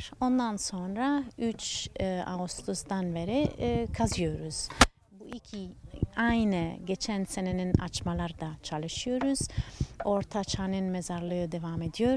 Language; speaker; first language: Turkish; non-native, learner; Italian